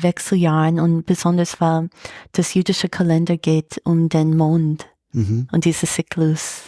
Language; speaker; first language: German; non-native, fluent; English